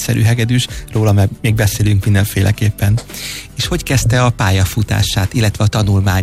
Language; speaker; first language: Hungarian; native; Hungarian